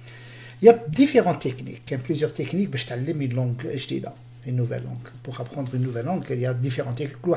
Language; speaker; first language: French; non-native, local second language; Arabic